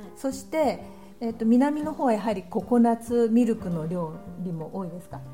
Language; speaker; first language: Japanese; native; Japanese